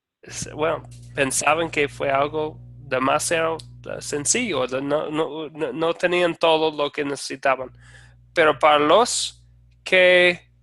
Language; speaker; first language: Spanish; non-native, fluent; English